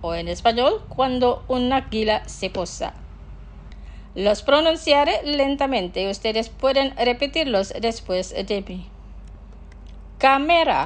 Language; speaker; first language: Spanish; non-native, fluent; Indonesian